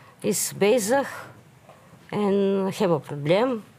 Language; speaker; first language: Dutch; non-native, learner; Bulgarian